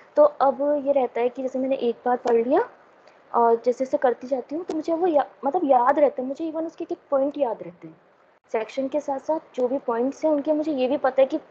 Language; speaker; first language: Hindi; native; Hindi